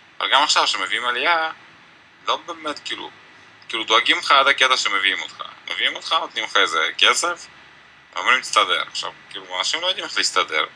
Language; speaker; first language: Hebrew; early bilingual, other home language; Russian